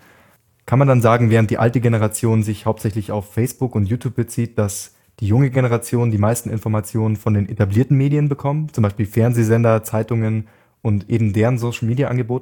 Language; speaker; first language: German; native; German